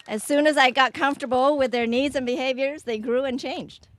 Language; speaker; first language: English; early bilingual, other home language; Chinese